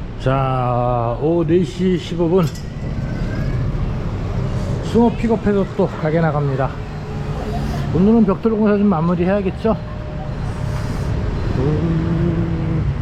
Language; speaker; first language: Korean; native; Korean